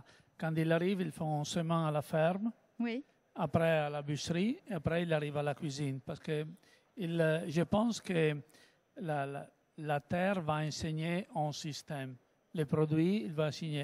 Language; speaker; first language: French; non-native, learner; Italian